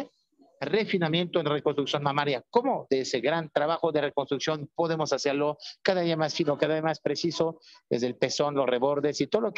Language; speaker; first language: Spanish; native; Spanish